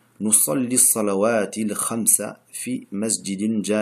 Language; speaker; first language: Arabic; non-native, fluent; French